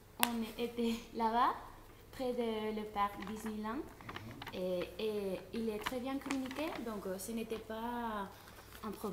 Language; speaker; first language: French; non-native, fluent; Spanish